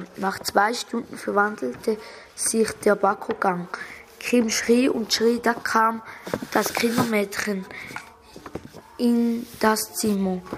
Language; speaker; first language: German; native; German